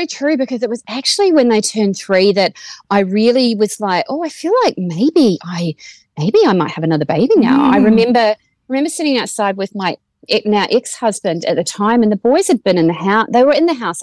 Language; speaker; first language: English; native; English